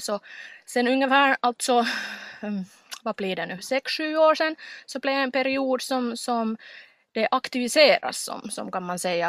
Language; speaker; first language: Swedish; non-native, local second language; Finnish